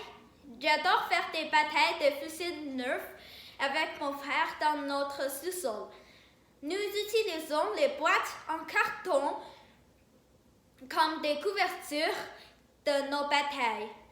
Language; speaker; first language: French; non-native, learner; Chinese